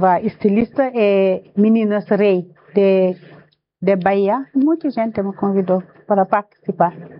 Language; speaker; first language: Portuguese; non-native, learner; Wolof